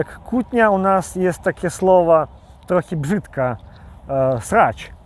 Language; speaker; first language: Polish; non-native, local second language; Belarusian